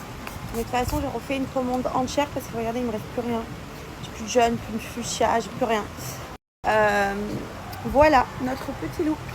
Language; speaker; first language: French; native; French